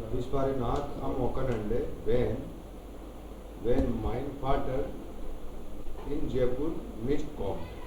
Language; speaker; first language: German; non-native, learner; Hindi